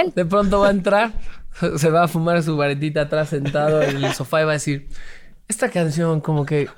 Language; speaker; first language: Spanish; native; Spanish